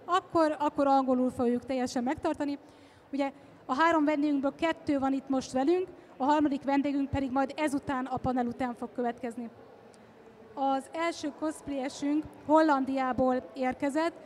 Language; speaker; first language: Hungarian; native; Hungarian